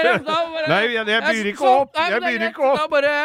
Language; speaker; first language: Norwegian; native; Norwegian